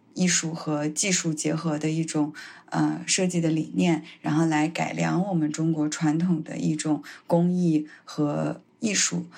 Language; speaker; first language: Chinese; native; Chinese